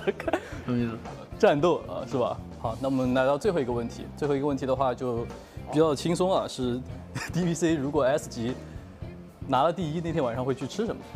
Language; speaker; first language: Chinese; native; Chinese